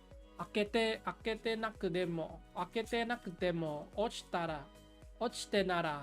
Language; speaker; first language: Japanese; non-native, learner; English